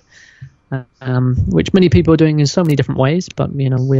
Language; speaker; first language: English; native; English